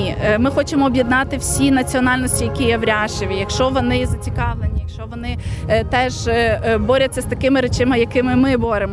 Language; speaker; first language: Ukrainian; native; Ukrainian